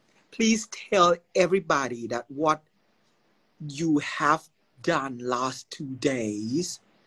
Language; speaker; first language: English; non-native, learner; Thai